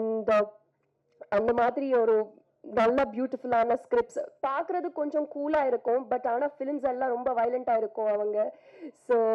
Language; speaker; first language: Tamil; non-native, fluent; Telugu